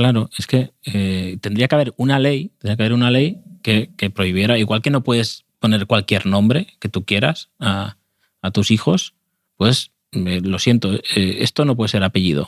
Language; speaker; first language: Spanish; native; Spanish